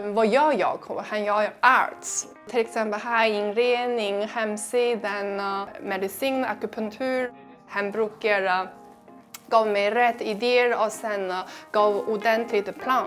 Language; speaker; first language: Swedish; non-native, fluent; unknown